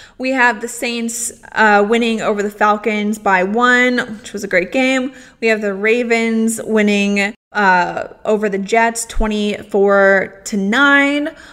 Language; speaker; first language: English; native; English